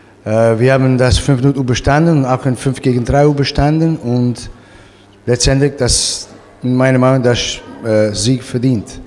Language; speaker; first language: German; non-native, fluent; Italian